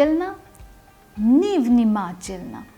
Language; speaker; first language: Russian; non-native, fluent; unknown